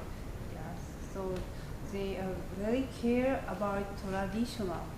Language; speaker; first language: English; non-native, learner; Japanese